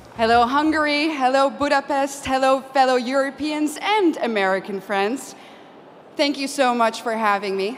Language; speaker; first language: English; non-native, fluent; Dutch